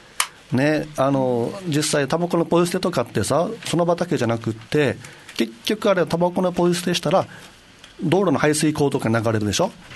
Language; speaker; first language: Japanese; native; Japanese